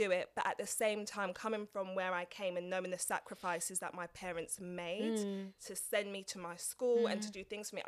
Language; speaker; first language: English; native; English